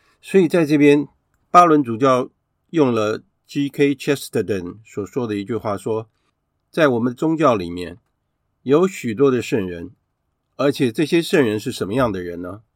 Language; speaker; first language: Chinese; native; Chinese